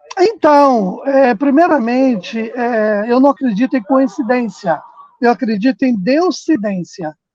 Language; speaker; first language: Portuguese; native; Portuguese